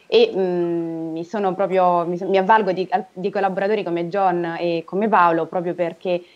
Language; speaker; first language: Italian; native; Italian